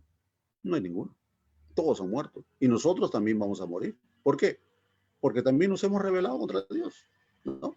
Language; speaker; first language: Spanish; native; Spanish